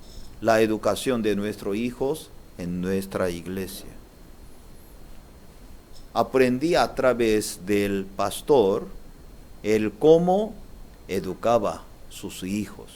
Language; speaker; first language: Spanish; non-native, learner; Korean